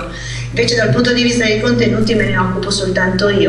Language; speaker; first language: Italian; native; Italian